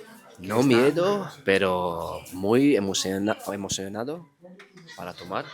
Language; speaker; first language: Spanish; non-native, learner; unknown